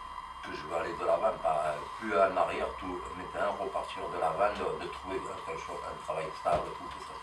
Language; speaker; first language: French; native; French